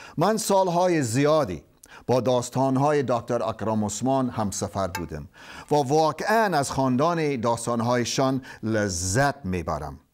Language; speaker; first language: Persian; non-native, fluent; English